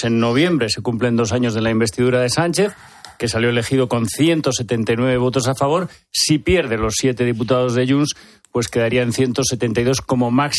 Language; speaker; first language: Spanish; native; Spanish